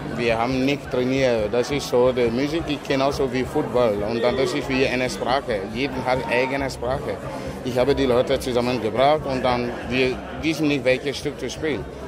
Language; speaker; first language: German; non-native, learner; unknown